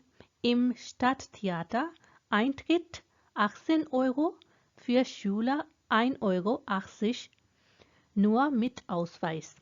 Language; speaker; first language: German; non-native, fluent; Hindi